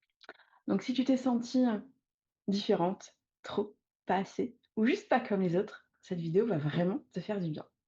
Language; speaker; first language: French; native; French